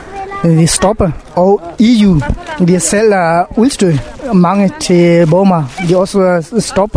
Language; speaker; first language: Danish; non-native, learner; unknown